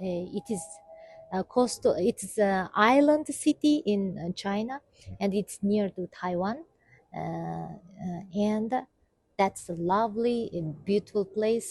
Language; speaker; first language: English; non-native, fluent; Kazakh